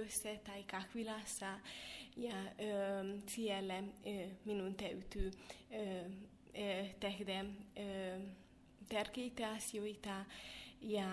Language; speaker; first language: Finnish; non-native, fluent; Hungarian